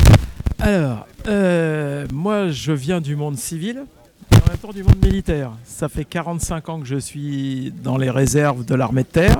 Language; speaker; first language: French; native; French